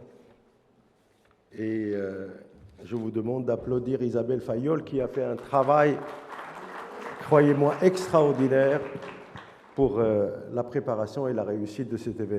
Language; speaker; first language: French; non-native, local second language; Arabic